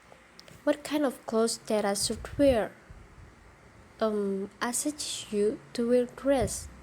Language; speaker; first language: English; non-native, local second language; Indonesian